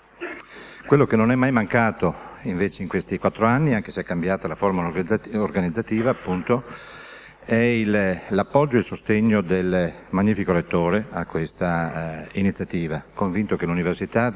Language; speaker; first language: Italian; native; Italian